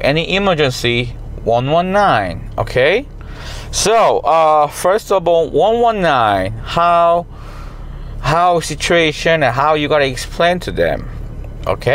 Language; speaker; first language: English; non-native, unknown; Korean